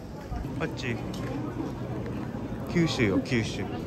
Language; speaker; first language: Japanese; native; Japanese